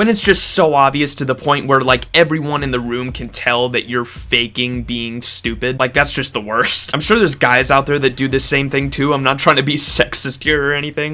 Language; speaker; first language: English; native; English